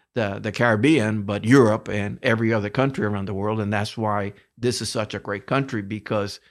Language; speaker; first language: English; early bilingual, other home language; Spanish